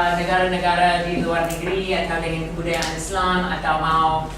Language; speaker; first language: Indonesian; non-native, fluent; English